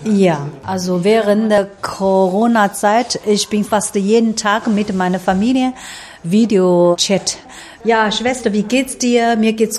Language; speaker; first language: German; non-native, fluent; Chinese